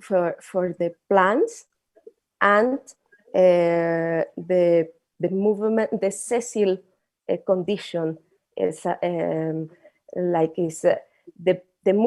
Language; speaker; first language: English; non-native, learner; Spanish